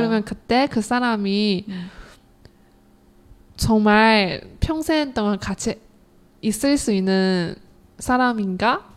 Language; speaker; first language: Korean; non-native, learner; Chinese